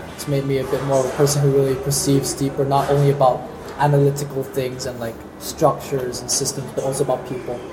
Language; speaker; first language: English; native; English